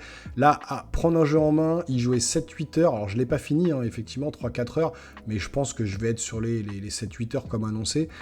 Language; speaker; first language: French; native; French